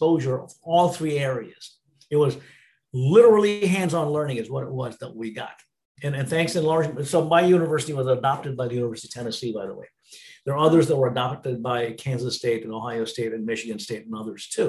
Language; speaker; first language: English; non-native, local second language; Tamil